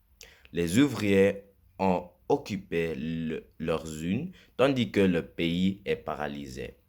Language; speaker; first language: French; non-native, learner; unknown